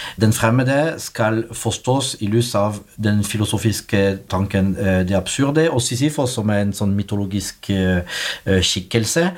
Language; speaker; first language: Norwegian; non-native, fluent; French